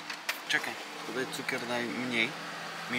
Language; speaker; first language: Polish; non-native, learner; Bulgarian